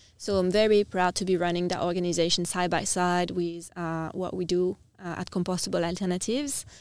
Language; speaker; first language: English; non-native, fluent; French